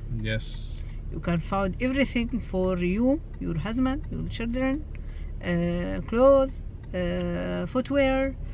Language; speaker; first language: English; non-native, learner; Arabic